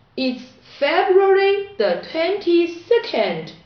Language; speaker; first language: English; non-native, fluent; Chinese